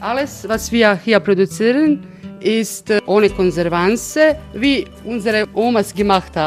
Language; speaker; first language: German; early bilingual, other home language; Croatian